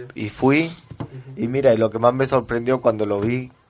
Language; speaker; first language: Spanish; early bilingual, heritage; French